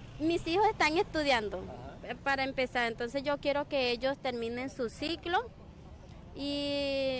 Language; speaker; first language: Spanish; native; Spanish